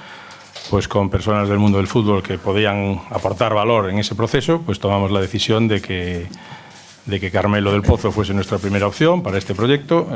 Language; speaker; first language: Spanish; native; Spanish